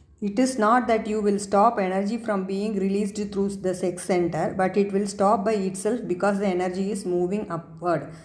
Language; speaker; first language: English; non-native, local second language; Tamil